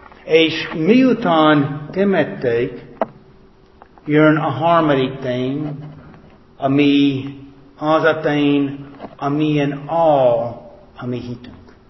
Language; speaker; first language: Hungarian; non-native, fluent; English